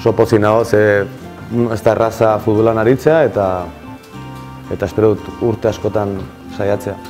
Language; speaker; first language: Basque; native; Basque